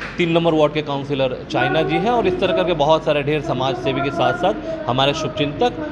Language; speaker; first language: Hindi; native; Hindi